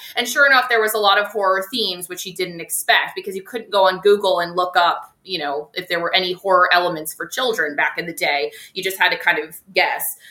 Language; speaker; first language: English; native; English